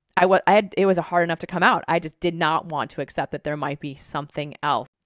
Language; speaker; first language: English; native; English